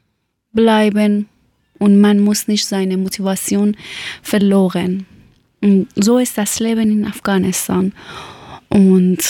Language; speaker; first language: German; non-native, learner; Persian